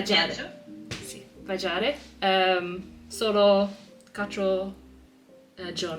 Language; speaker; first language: Italian; non-native, learner; English